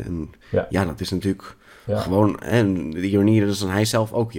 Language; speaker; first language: Dutch; native; Dutch